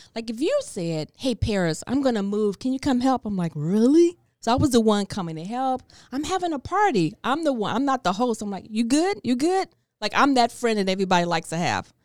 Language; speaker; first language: English; native; English